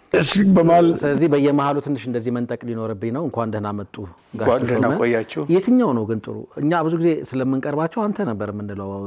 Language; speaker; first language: Amharic; native; Amharic